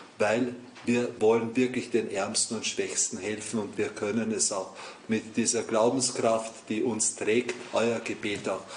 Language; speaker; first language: German; native; German